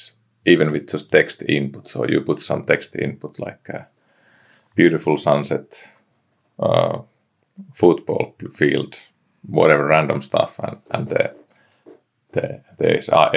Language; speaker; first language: English; non-native, fluent; Finnish